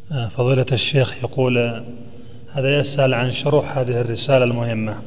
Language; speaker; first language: Arabic; native; Arabic